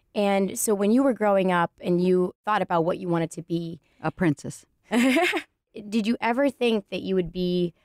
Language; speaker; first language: English; native; English